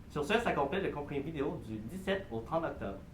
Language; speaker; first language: French; native; French